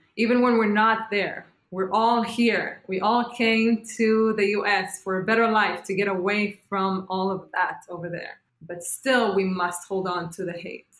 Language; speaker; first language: English; non-native, fluent; Hebrew